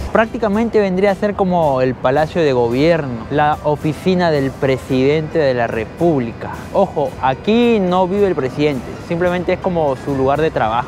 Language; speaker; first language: Spanish; native; Spanish